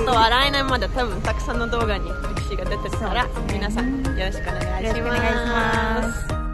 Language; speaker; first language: Japanese; non-native, fluent; Hungarian